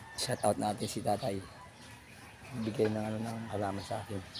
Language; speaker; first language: Filipino; non-native, local second language; Bikol